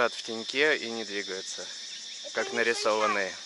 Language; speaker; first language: Russian; native; Russian